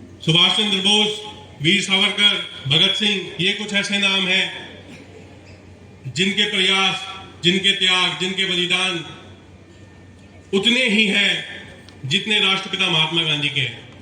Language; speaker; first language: Hindi; native; Hindi